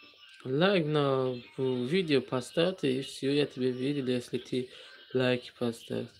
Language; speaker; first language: Russian; non-native, learner; Tajik